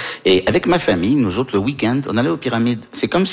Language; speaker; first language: French; early bilingual, other home language; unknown